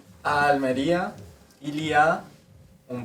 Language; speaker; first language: French; non-native, learner; Spanish